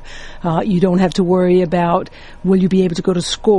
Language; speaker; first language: English; non-native, fluent; Danish